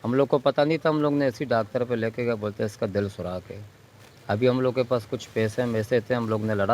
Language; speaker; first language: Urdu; non-native, local second language; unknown